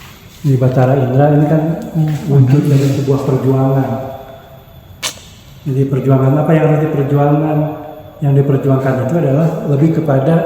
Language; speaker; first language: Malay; non-native, local second language; Sundanese